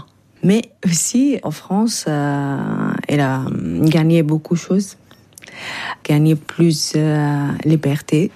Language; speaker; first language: French; non-native, learner; Arabic